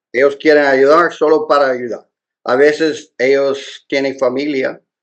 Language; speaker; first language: Spanish; non-native, learner; English